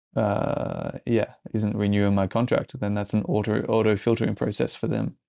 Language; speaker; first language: English; native; English